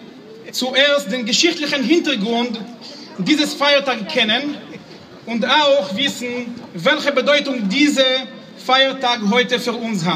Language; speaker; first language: German; non-native, fluent; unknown